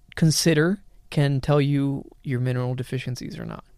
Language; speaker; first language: English; early bilingual, other home language; Spanish